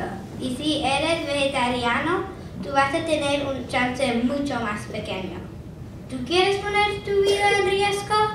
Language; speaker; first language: Spanish; non-native, learner; English